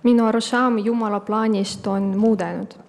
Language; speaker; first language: Estonian; non-native, local second language; Russian